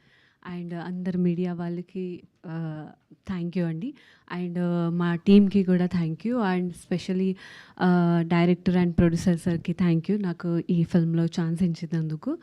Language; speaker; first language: Telugu; non-native, learner; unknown